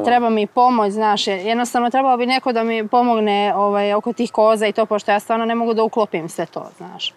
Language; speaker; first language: Serbian; native; Serbian